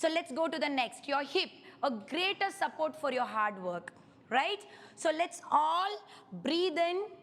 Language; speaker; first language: English; non-native, local second language; Kannada